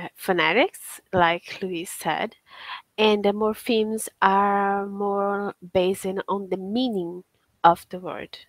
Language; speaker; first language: English; non-native, learner; Portuguese